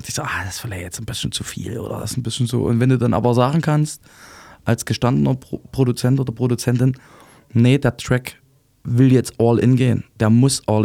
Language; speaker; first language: German; native; German